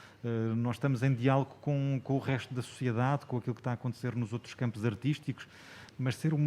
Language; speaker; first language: Portuguese; native; Portuguese